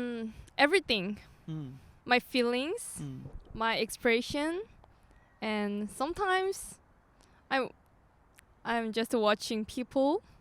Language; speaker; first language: English; non-native, learner; Korean